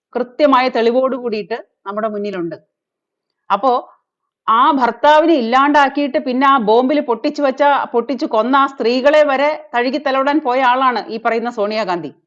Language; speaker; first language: Malayalam; native; Malayalam